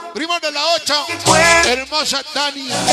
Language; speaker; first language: Spanish; native; Spanish